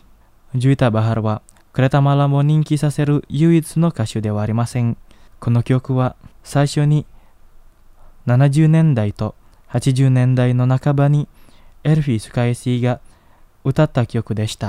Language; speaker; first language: Japanese; non-native, learner; Indonesian